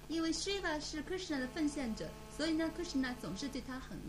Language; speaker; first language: Chinese; native; Chinese